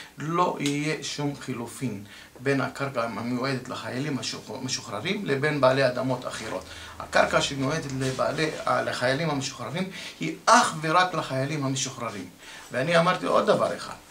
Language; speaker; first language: Hebrew; non-native, local second language; Arabic